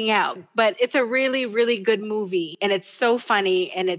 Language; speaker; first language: English; non-native, local second language; Pampanga